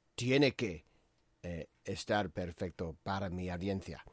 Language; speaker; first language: Spanish; non-native, learner; English